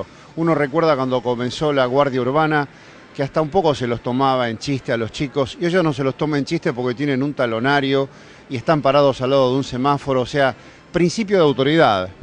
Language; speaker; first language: Spanish; native; Spanish